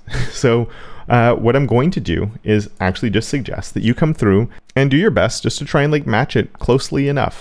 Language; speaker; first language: English; native; English